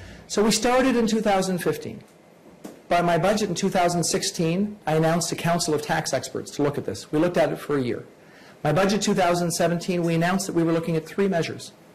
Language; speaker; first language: English; native; English